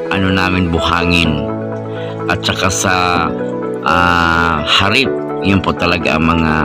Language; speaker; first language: Filipino; native; Filipino